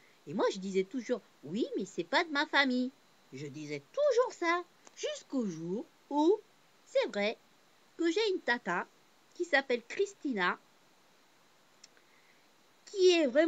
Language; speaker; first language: French; native; French